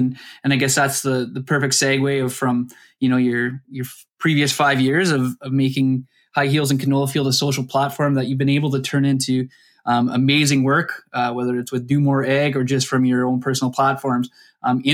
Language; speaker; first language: English; native; English